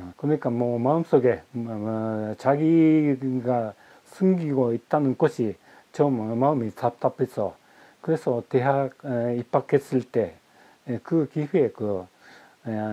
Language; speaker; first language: Korean; early bilingual, heritage; Japanese